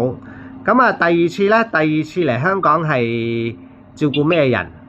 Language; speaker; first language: Cantonese; native; Cantonese